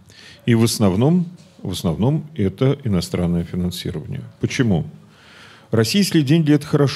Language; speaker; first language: Russian; native; Russian